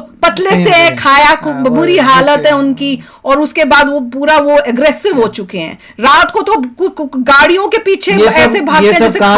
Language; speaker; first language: Hindi; native; Hindi